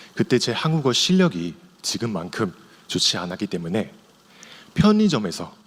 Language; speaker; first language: Korean; non-native, fluent; Chinese